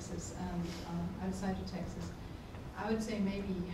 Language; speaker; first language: English; native; English